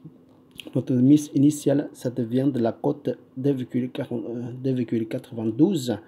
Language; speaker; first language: French; non-native, fluent; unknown